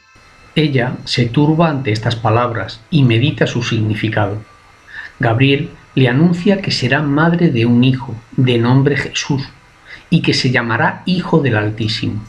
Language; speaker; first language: Spanish; native; Spanish